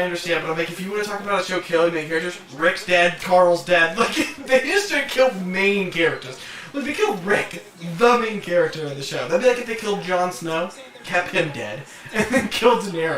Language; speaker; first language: English; native; English